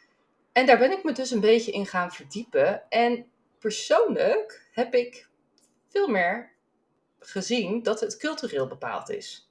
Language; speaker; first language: Dutch; native; Dutch